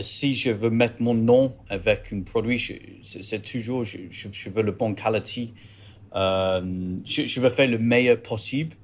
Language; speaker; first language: French; non-native, learner; English